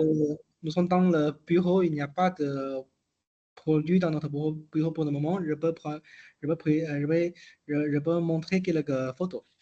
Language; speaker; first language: French; non-native, learner; Chinese